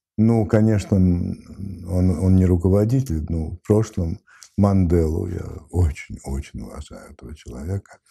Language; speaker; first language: Russian; non-native, fluent; French